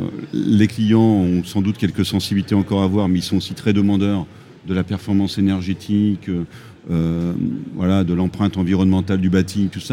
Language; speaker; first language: French; native; French